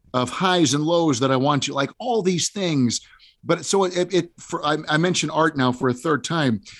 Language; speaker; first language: English; native; English